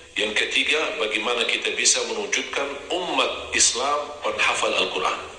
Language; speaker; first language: Indonesian; non-native, fluent; Arabic